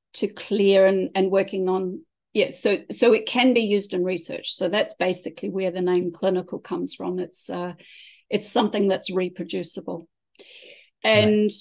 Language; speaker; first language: English; native; English